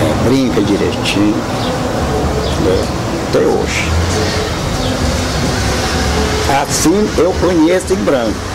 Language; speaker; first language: Portuguese; non-native, local second language; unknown